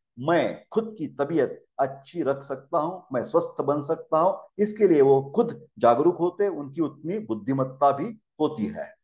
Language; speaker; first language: Hindi; non-native, local second language; Marathi